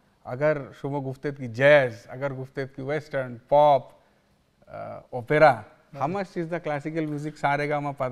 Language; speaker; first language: Persian; non-native, learner; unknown